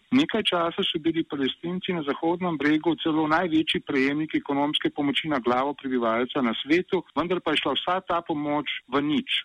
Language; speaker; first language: Slovenian; native; Slovenian